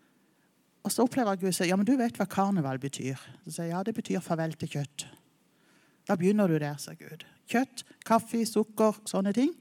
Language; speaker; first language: Norwegian; native; Norwegian